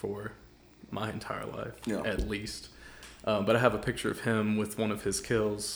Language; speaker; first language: English; native; English